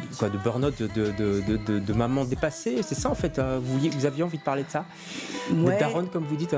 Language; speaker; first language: French; native; French